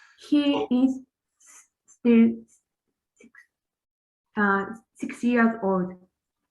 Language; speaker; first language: English; non-native, learner; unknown